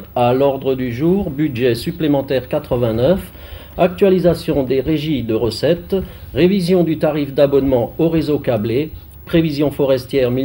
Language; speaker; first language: French; native; French